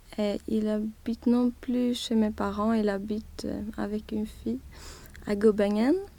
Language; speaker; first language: French; non-native, learner; Swedish